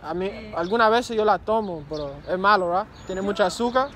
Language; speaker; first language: Spanish; early bilingual, heritage; Spanish